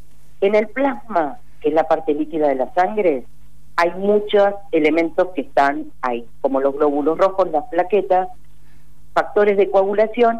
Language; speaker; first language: Spanish; native; Spanish